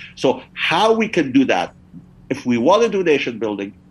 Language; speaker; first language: English; early bilingual, other home language; Persian